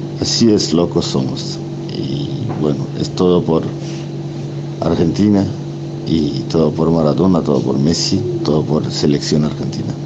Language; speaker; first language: Spanish; non-native, fluent; Bangla